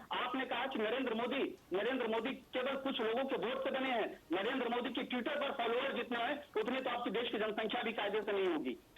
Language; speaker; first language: Hindi; native; Hindi